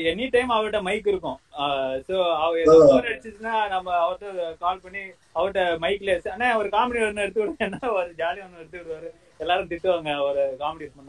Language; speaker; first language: Tamil; native; Tamil